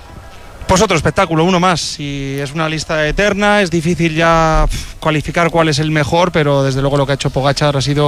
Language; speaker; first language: Spanish; native; Spanish